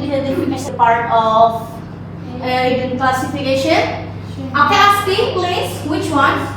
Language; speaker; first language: English; non-native, learner; Indonesian